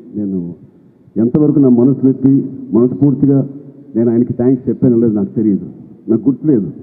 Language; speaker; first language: Telugu; native; Telugu